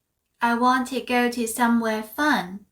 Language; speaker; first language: English; non-native, fluent; Korean